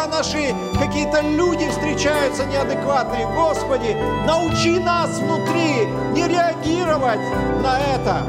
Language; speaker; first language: Russian; native; Russian